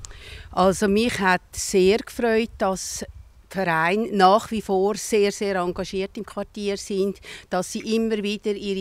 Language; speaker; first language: German; native; German